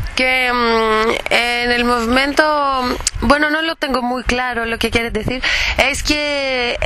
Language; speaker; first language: Spanish; non-native, fluent; Greek